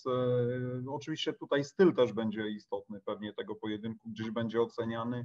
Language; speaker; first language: Polish; native; Polish